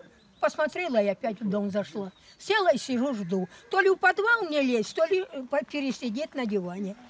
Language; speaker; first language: Russian; native; Russian